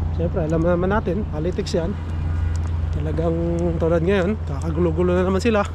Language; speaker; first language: Filipino; non-native, local second language; Cebuano